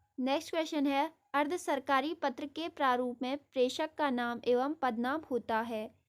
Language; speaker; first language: Hindi; native; Hindi